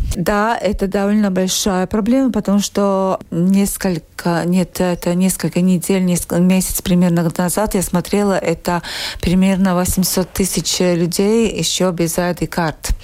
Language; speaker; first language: Russian; non-native, local second language; Latvian